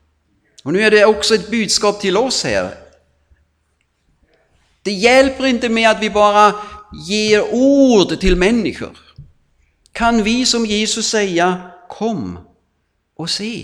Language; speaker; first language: Swedish; non-native, fluent; German